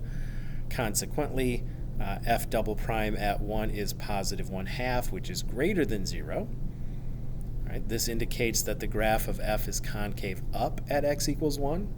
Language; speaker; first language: English; native; English